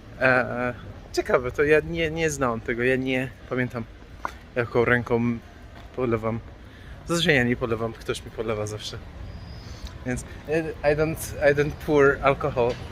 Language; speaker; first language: Polish; non-native, fluent; Persian